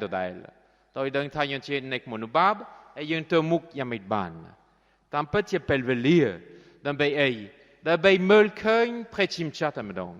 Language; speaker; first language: Khmer; non-native, fluent; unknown